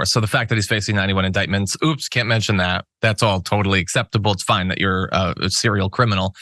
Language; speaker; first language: English; native; English